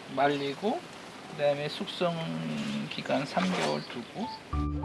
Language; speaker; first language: Korean; native; Korean